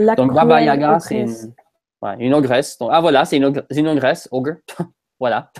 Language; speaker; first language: French; non-native, fluent; English